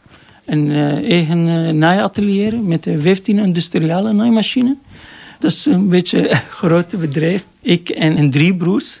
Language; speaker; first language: Dutch; non-native, learner; Arabic